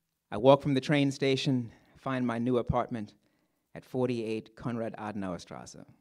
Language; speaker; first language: English; native; English